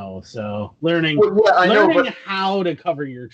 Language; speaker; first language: English; native; English